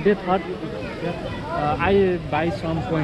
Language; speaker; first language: English; non-native, learner; Nepali